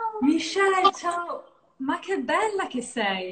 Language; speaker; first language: Italian; non-native, learner; English